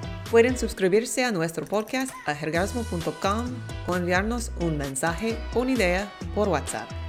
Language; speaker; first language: Spanish; non-native, fluent; English